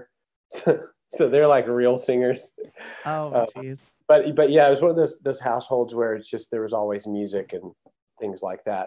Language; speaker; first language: English; native; English